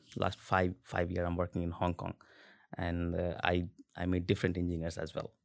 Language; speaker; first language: English; non-native, local second language; Hindi